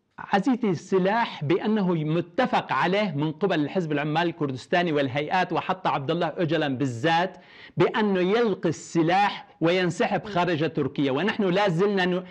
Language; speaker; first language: Arabic; non-native, fluent; Kurdish